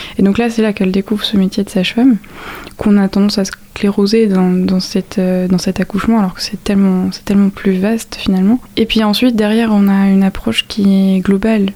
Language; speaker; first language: French; native; French